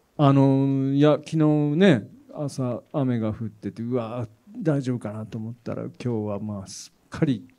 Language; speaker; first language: Japanese; native; Japanese